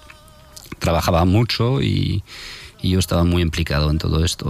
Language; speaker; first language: Spanish; non-native, fluent; French